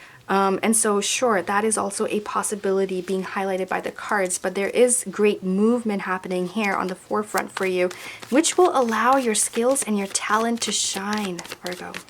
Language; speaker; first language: English; native; English